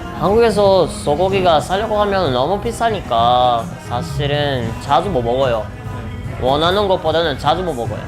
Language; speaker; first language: Korean; non-native, fluent; Portuguese